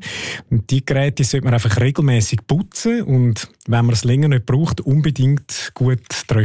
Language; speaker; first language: German; native; German